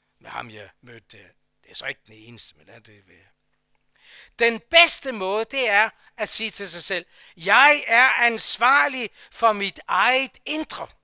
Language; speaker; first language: Danish; native; Danish